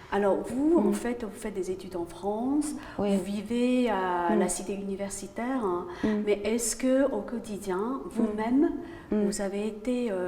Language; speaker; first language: French; native; French